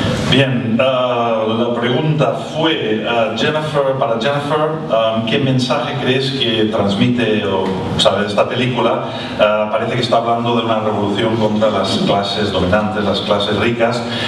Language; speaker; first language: Spanish; native; Spanish